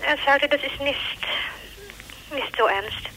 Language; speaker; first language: German; non-native, learner; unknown